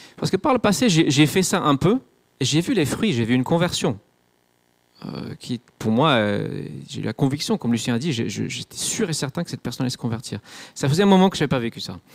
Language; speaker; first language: French; non-native, fluent; English